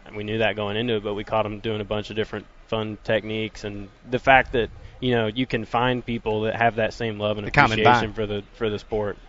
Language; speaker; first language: English; native; English